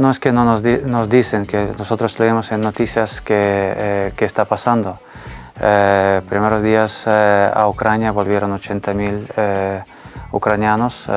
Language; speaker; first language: Spanish; non-native, fluent; Ukrainian